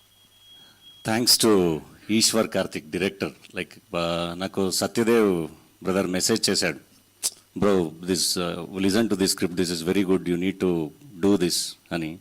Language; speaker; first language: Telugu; non-native, learner; Kannada